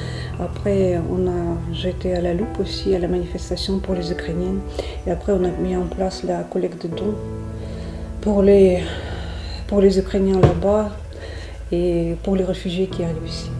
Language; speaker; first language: French; non-native, fluent; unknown